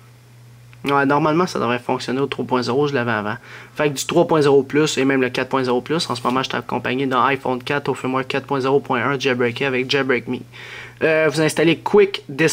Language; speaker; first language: French; native; French